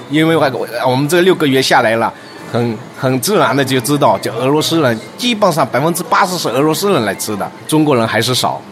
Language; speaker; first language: Chinese; native; Chinese